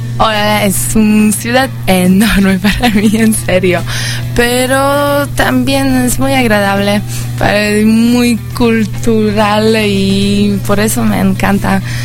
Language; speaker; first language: Spanish; non-native, learner; Polish